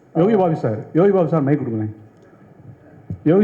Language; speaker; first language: Tamil; native; Tamil